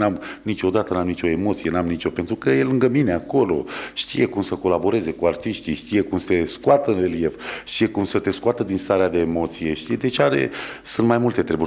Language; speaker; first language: Romanian; native; Romanian